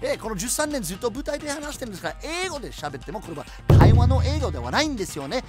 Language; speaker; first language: Japanese; non-native, fluent; English